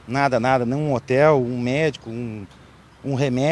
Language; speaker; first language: Portuguese; native; Portuguese